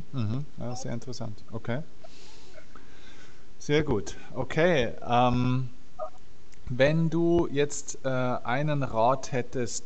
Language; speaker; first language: German; native; German